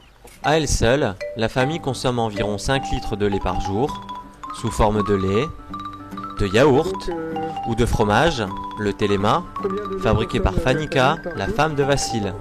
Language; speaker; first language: French; native; French